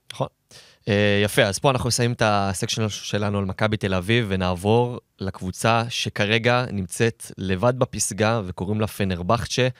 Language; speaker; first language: Hebrew; native; Hebrew